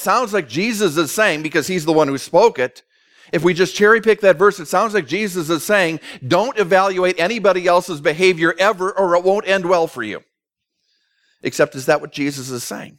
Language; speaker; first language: English; native; English